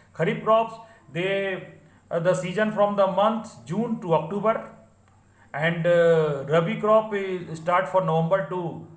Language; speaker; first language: English; non-native, local second language; Hindi